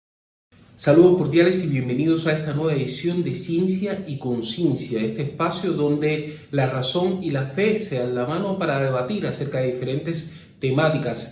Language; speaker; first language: Spanish; native; Spanish